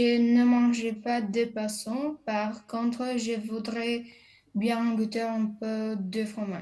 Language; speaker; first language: French; non-native, learner; Romanian